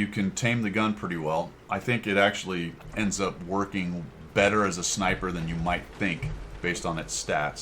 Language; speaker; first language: English; native; English